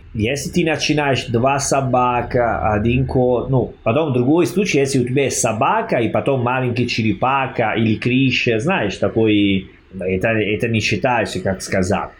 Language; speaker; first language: Russian; non-native, learner; Italian